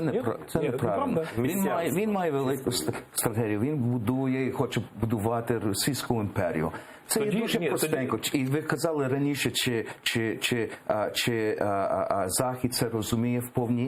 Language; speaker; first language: Ukrainian; early bilingual, heritage; English